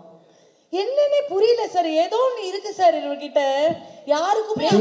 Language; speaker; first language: Tamil; native; Tamil